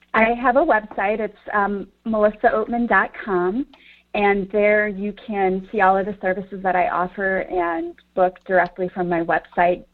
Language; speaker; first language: English; native; English